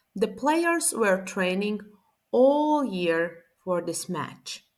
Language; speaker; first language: English; non-native, fluent; Latvian